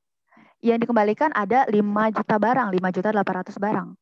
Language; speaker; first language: Indonesian; native; Indonesian